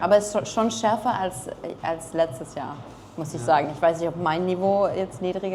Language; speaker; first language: German; non-native, fluent; French